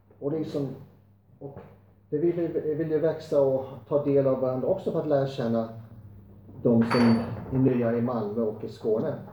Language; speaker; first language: Swedish; non-native, fluent; English